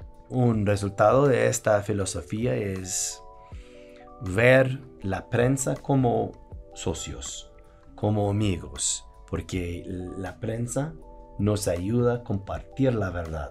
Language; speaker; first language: Spanish; non-native, fluent; English